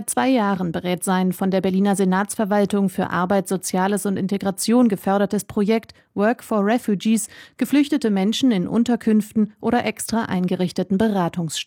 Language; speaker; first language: German; native; German